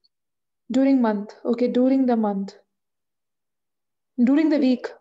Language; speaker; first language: English; non-native, learner; French